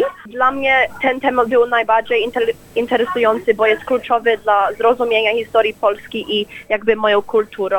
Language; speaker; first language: Polish; early bilingual, heritage; Polish